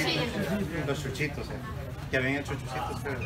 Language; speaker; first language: Spanish; early bilingual, heritage; Spanish